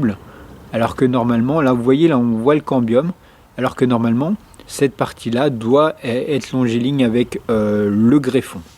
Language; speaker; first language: French; native; French